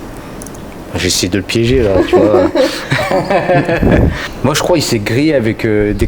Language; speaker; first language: French; native; French